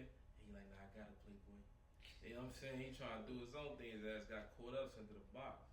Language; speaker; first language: English; native; English